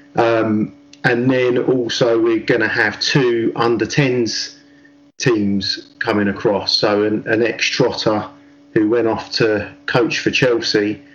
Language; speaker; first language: English; native; English